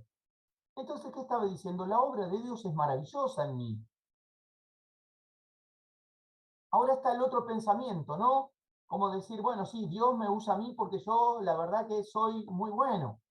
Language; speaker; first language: Spanish; native; Spanish